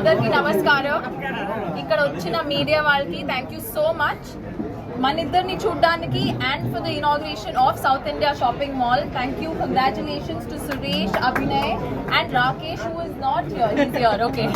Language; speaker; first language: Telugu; non-native, learner; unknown